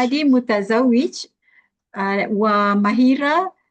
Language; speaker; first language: Arabic; non-native, learner; Malay